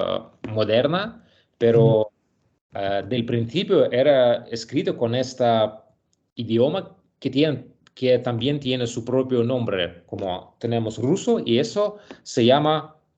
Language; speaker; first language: Spanish; non-native, learner; Russian